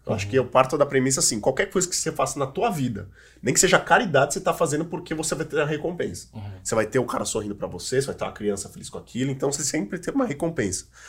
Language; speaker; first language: Portuguese; native; Portuguese